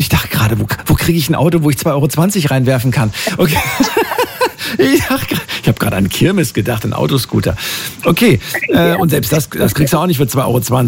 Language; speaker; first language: German; native; German